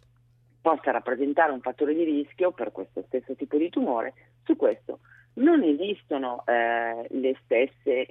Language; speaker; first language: Italian; native; Italian